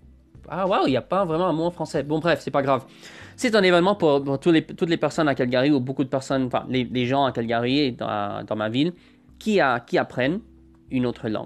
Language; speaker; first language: French; non-native, fluent; English